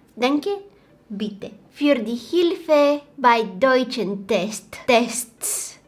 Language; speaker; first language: German; non-native, learner; Bulgarian